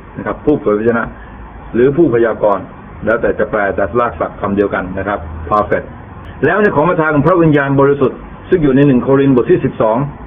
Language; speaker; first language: Thai; native; Thai